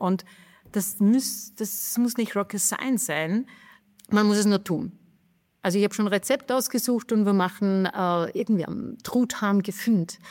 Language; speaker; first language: German; non-native, fluent; Czech